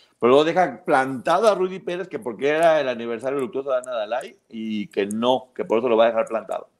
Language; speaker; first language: Spanish; native; Spanish